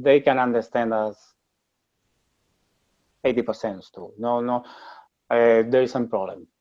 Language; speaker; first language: English; non-native, learner; Spanish